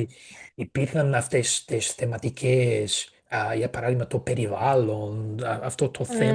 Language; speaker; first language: Greek; non-native, fluent; Portuguese